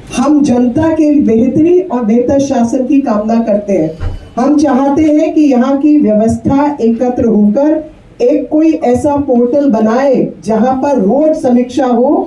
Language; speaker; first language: Hindi; native; Hindi